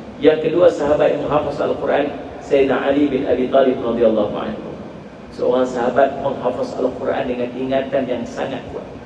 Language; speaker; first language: Malay; native; Malay